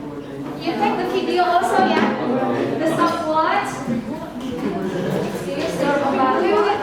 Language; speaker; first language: English; non-native, learner; Indonesian